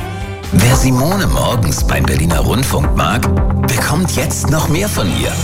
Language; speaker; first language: German; native; German